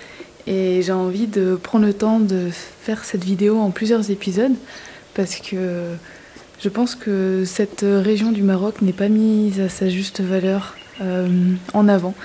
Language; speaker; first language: French; native; French